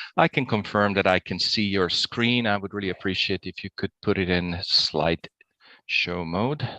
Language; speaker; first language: English; non-native, fluent; Hungarian